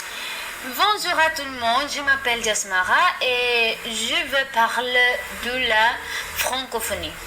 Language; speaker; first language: French; non-native, learner; Spanish